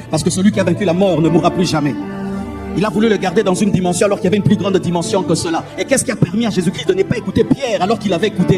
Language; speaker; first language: French; non-native, local second language; Lingala